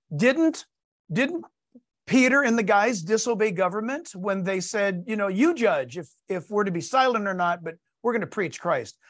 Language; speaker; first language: English; native; English